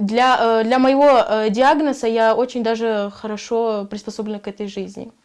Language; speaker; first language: Russian; native; Russian